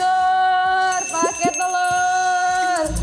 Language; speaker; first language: Indonesian; native; Indonesian